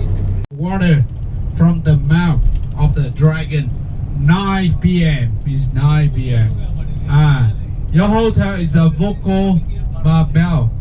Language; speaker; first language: English; non-native, local second language; Vietnamese